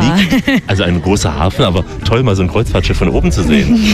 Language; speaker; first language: German; native; German